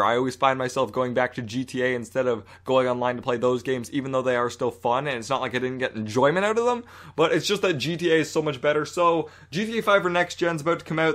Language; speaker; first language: English; native; English